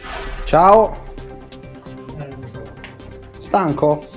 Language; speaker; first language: Italian; native; Italian